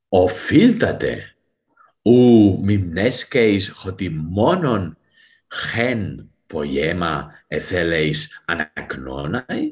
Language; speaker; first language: Greek; non-native, learner; English